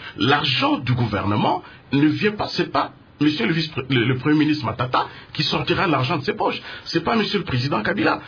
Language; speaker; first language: French; non-native, local second language; Lingala